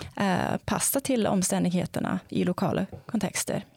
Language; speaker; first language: Swedish; non-native, fluent; English